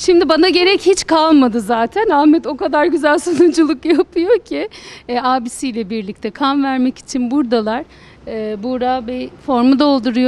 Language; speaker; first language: Turkish; native; Turkish